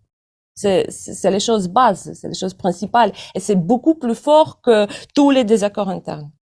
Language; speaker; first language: French; non-native, fluent; Ukrainian